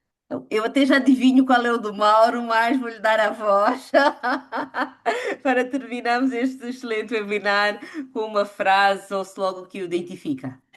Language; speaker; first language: Portuguese; native; Portuguese